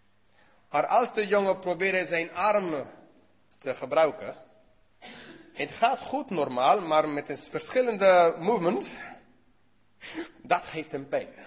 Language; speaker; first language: Dutch; non-native, learner; English